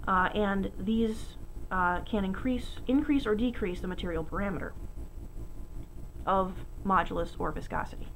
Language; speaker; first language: English; native; English